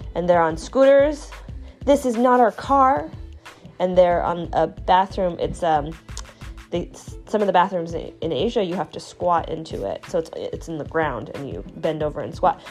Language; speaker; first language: English; non-native, fluent; Chinese